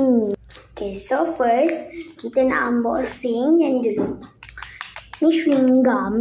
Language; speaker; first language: Malay; native; Malay